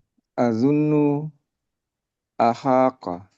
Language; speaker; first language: Arabic; non-native, learner; Indonesian